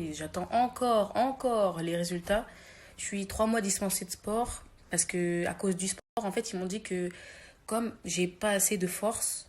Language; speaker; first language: French; native; French